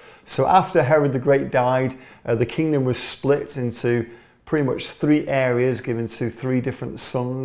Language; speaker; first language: English; native; English